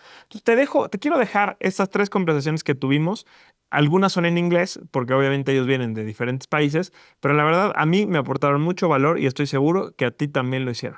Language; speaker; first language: Spanish; native; Spanish